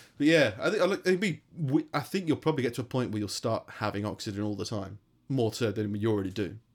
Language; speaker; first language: English; native; English